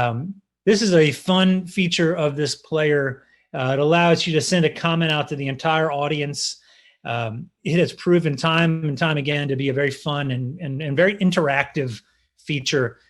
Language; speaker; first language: English; native; English